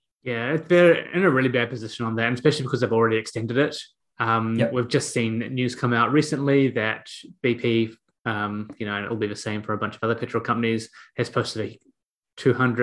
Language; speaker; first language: English; native; English